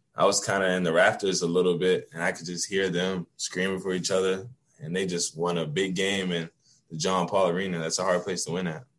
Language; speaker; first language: English; native; English